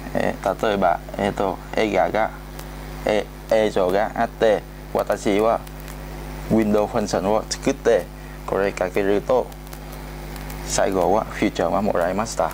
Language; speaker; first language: Japanese; non-native, learner; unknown